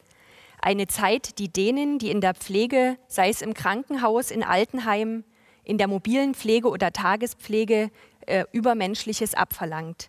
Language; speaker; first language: German; native; German